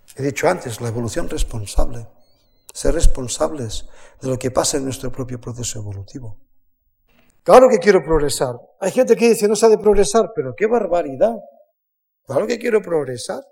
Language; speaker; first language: Spanish; native; Spanish